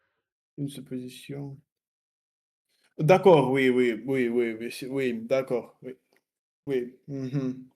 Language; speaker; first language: French; non-native, learner; Russian